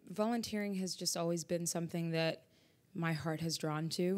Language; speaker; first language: English; native; English